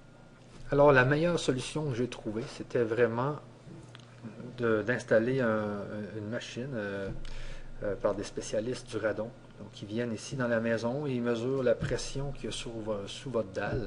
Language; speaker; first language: French; native; French